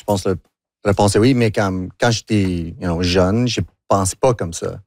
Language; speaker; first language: French; non-native, local second language; English